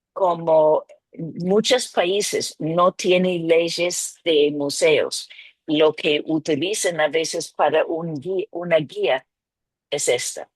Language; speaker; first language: Spanish; non-native, fluent; English